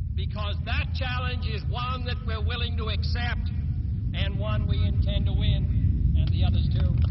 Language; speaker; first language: English; native; English